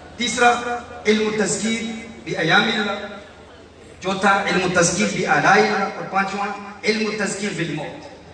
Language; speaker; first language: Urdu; early bilingual, heritage; Urdu